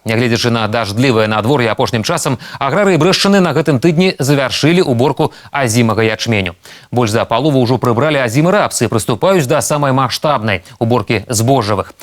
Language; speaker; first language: Belarusian; native; Belarusian